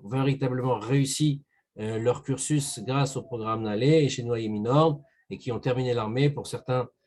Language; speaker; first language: French; native; French